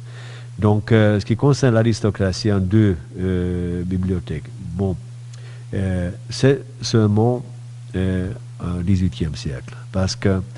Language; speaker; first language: French; non-native, fluent; Hungarian